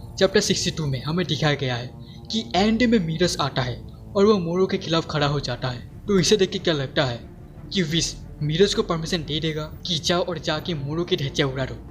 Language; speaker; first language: Hindi; non-native, local second language; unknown